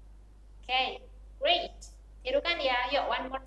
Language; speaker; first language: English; non-native, fluent; Indonesian